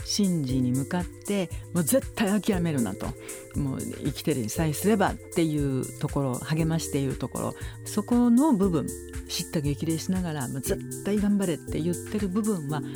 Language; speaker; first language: Japanese; native; Japanese